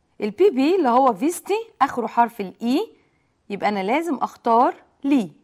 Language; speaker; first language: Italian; non-native, fluent; Arabic